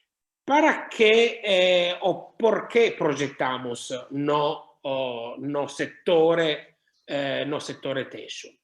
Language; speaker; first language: Portuguese; non-native, learner; Italian